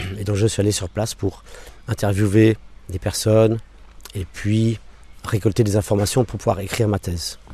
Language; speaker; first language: French; non-native, local second language; English